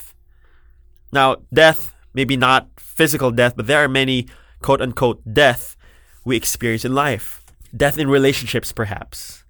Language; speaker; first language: English; non-native, local second language; Filipino